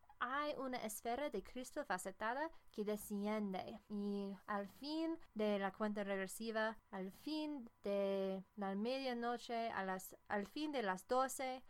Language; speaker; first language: Spanish; non-native, fluent; English